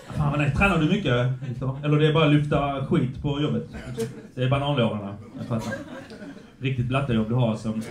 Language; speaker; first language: Swedish; early bilingual, other home language; Polish